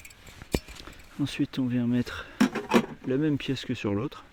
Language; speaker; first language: French; native; French